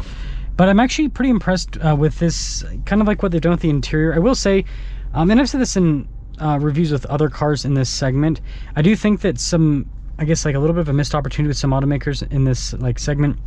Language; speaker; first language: English; native; English